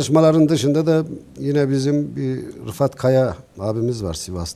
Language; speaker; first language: Turkish; native; Turkish